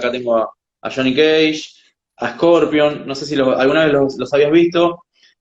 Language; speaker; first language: Spanish; native; Spanish